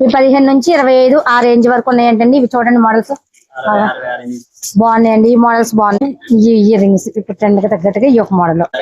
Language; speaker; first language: Telugu; native; Telugu